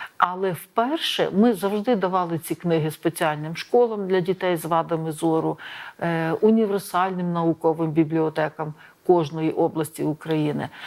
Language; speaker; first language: Ukrainian; native; Ukrainian